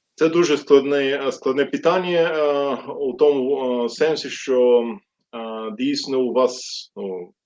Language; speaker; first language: Ukrainian; non-native, fluent; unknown